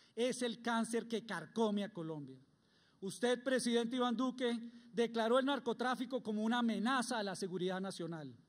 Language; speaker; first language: Spanish; native; Spanish